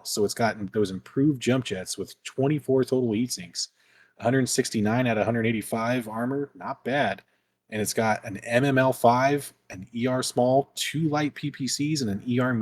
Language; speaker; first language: English; native; English